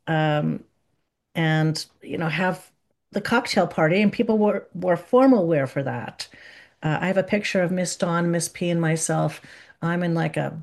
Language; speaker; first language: English; native; English